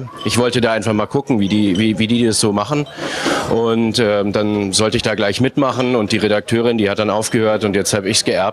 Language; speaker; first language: German; native; German